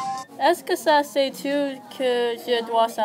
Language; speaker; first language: French; non-native, learner; English